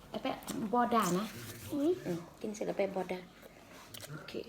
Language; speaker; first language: Thai; native; Thai